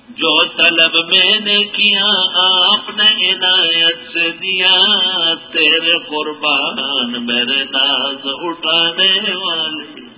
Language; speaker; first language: Urdu; non-native, local second language; Pashto